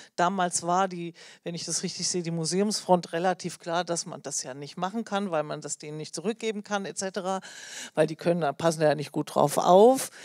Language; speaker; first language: German; native; German